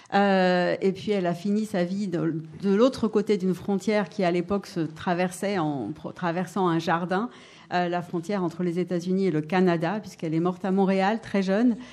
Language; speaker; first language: French; native; French